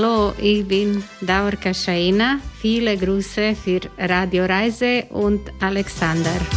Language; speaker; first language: German; non-native, learner; Croatian